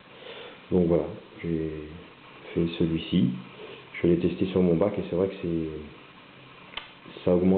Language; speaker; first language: French; native; French